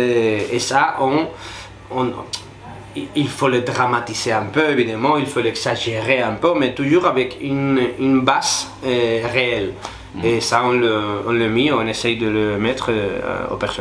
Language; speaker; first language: French; non-native, fluent; Spanish